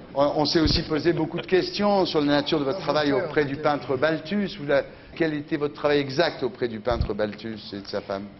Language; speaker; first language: French; native; French